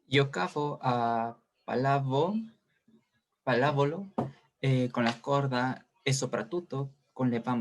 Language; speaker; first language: Italian; non-native, learner; Spanish